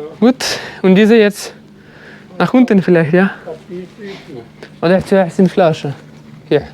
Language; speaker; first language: German; non-native, learner; Ukrainian